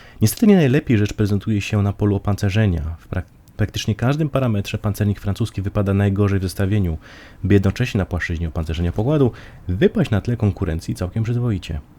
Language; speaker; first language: Polish; native; Polish